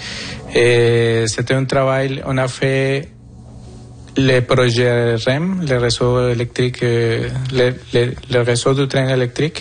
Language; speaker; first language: French; non-native, fluent; Spanish